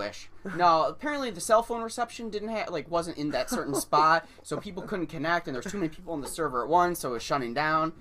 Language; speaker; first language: English; native; English